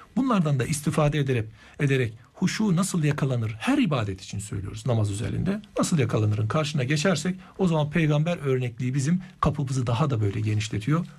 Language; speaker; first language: Turkish; native; Turkish